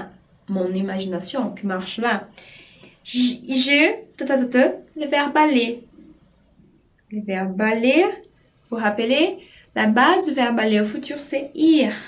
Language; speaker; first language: French; non-native, fluent; Portuguese